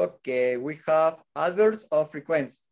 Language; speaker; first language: English; non-native, learner; Spanish